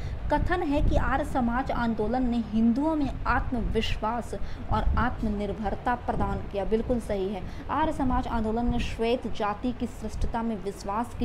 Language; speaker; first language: Hindi; native; Hindi